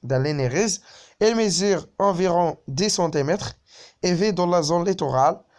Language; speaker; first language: French; non-native, local second language; Arabic